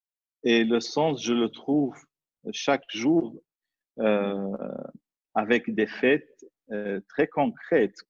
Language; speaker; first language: French; non-native, fluent; Arabic